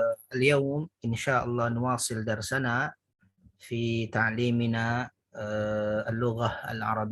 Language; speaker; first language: Arabic; non-native, fluent; Indonesian